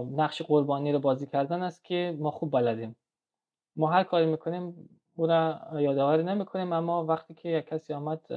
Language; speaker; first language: Persian; native; Persian